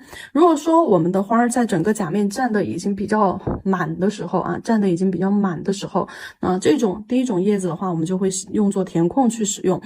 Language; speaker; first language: Chinese; native; Chinese